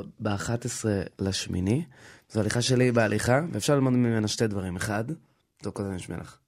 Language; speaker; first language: Hebrew; native; Hebrew